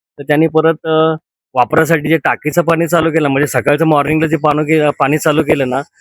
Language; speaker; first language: Marathi; native; Marathi